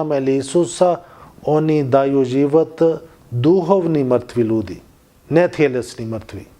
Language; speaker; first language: Bosnian; non-native, learner; Urdu